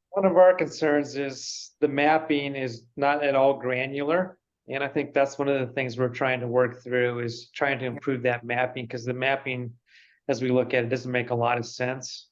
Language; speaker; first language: English; native; English